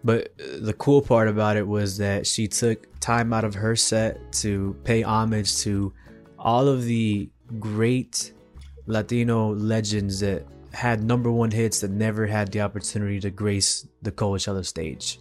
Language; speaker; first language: English; early bilingual, other home language; Spanish